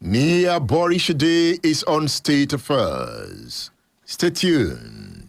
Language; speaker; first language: English; non-native, local second language; Yoruba